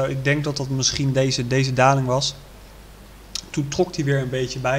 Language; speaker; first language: Dutch; native; Dutch